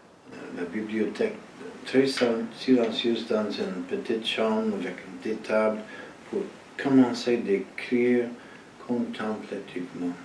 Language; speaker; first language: French; non-native, learner; English